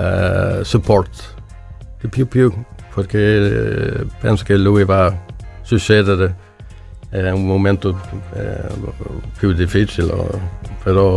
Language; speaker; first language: Italian; non-native, learner; Swedish